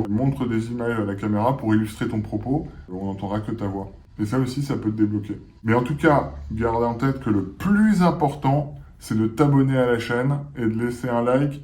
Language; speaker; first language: French; native; French